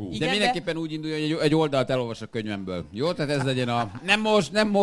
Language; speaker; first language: Hungarian; native; Hungarian